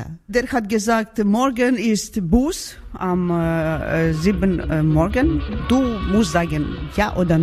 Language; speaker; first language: German; non-native, learner; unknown